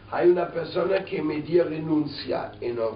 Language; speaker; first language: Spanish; non-native, fluent; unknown